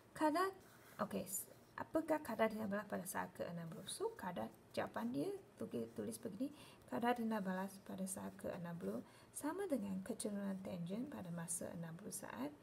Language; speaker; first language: Malay; non-native, local second language; Chinese